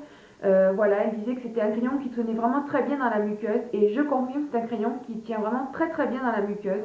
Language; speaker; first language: French; native; French